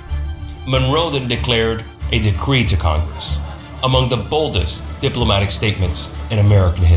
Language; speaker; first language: English; native; English